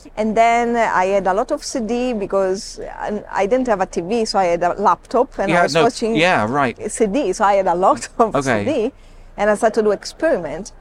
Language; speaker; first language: English; non-native, fluent; Italian